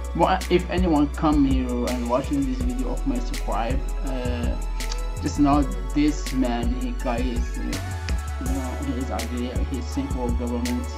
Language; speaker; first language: English; non-native, learner; Arabic